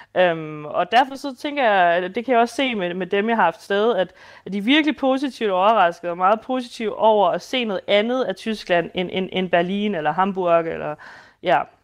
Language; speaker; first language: Danish; native; Danish